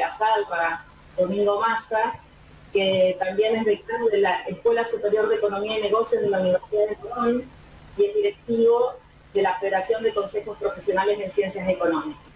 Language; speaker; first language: Spanish; native; Spanish